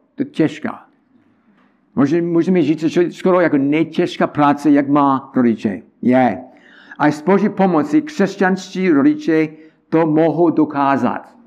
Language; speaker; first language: Czech; non-native, learner; English